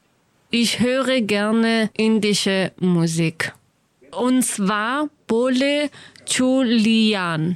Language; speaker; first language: German; non-native, learner; Kurdish